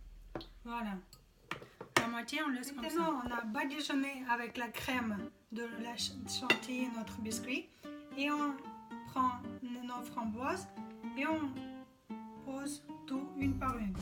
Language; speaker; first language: French; non-native, fluent; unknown